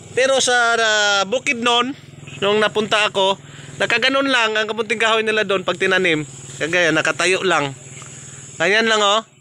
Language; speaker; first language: Filipino; non-native, local second language; Cebuano